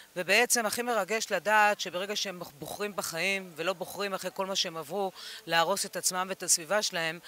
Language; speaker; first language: Hebrew; early bilingual, other home language; English